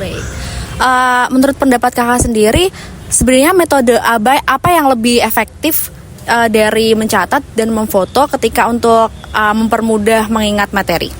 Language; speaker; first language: Indonesian; native; Indonesian